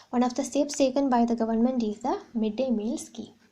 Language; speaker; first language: English; non-native, local second language; Malayalam